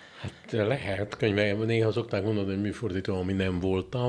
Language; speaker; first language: Hungarian; native; Hungarian